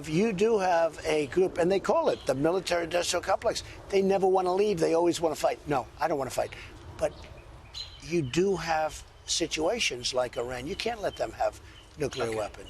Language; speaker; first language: English; native; English